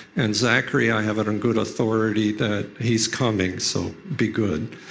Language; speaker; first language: English; early bilingual, other home language; Ukrainian